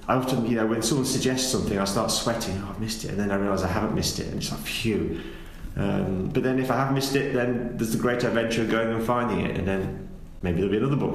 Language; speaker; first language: English; native; English